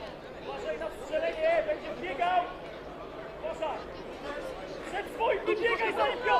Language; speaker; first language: Polish; native; Polish